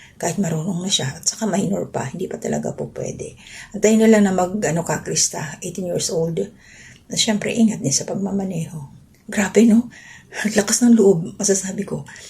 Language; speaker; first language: Filipino; non-native, local second language; Waray